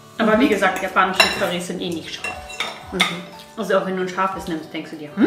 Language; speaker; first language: German; native; German